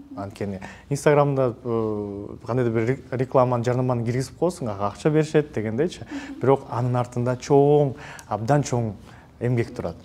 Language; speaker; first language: Kyrgyz; native; Kyrgyz